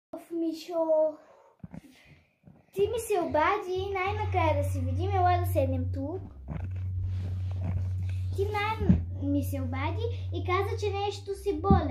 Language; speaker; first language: Bulgarian; native; Bulgarian